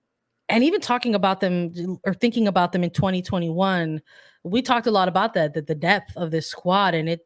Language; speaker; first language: English; native; English